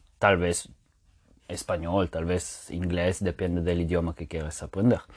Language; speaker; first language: Spanish; non-native, fluent; French